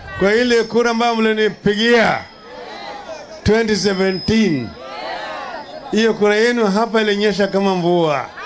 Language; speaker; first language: Swahili; non-native, local second language; Luo (Kenya and Tanzania)